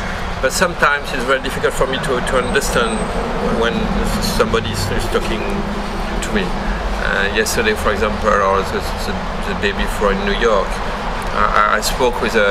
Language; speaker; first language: English; non-native, learner; French